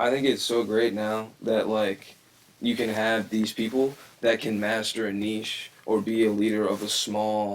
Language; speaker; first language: English; native; English